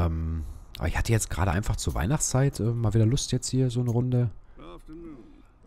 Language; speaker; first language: German; native; German